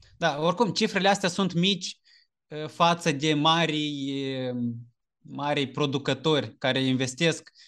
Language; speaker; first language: Romanian; native; Romanian